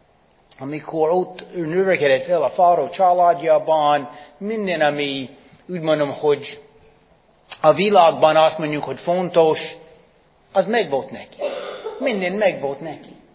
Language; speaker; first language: Hungarian; non-native, fluent; English